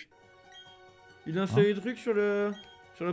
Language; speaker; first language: French; native; French